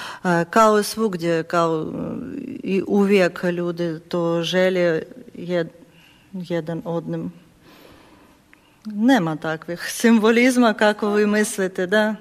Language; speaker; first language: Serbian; non-native, fluent; Ukrainian